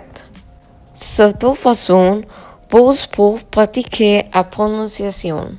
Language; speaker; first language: French; non-native, learner; Spanish